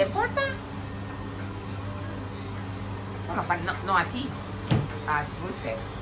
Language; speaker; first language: Spanish; non-native, learner; English